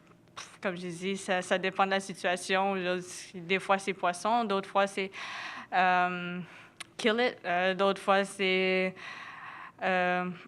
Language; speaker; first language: French; non-native, local second language; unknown